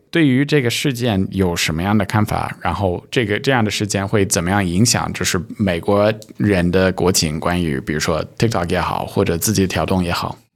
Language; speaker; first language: Chinese; early bilingual, heritage; Chinese